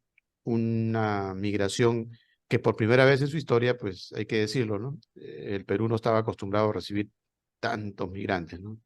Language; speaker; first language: Spanish; native; Spanish